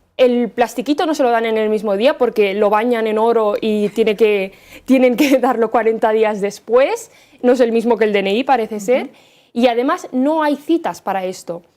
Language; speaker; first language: Spanish; early bilingual, other home language; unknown